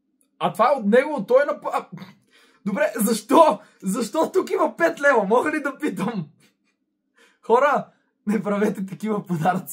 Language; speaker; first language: Bulgarian; native; Bulgarian